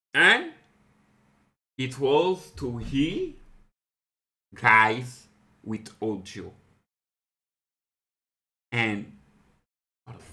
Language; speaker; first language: English; non-native, fluent; French